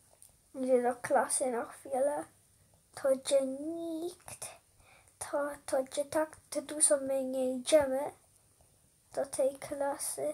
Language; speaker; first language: Polish; early bilingual, heritage; Polish